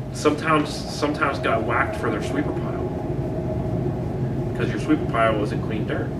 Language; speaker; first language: English; native; English